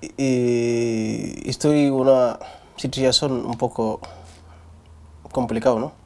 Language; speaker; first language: Spanish; non-native, learner; Wolof